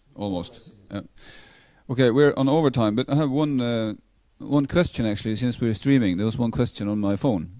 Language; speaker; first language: English; non-native, fluent; Norwegian